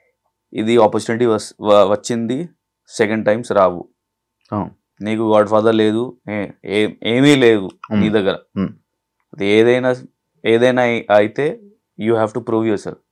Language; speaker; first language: Telugu; non-native, local second language; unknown